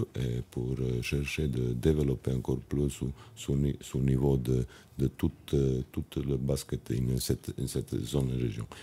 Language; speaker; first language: French; non-native, learner; Italian